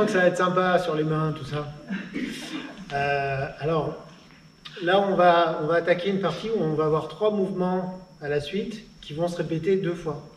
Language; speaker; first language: French; native; French